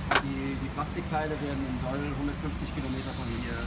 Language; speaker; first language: German; non-native, local second language; French